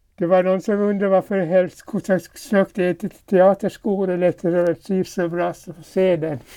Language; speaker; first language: Swedish; native; Swedish